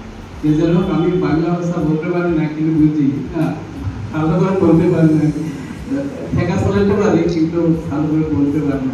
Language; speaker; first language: Bangla; non-native, learner; Assamese